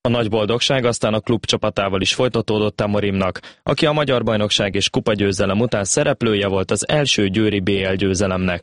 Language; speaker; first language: Hungarian; native; Hungarian